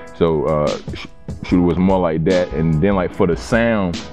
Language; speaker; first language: English; native; English